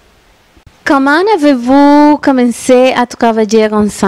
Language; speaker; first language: French; non-native, learner; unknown